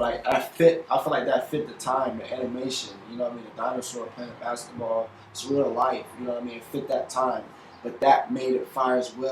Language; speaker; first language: English; native; English